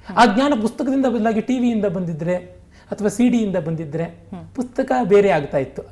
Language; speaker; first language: Kannada; non-native, local second language; Tamil